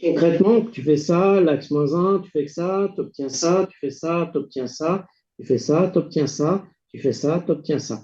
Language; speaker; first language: French; native; French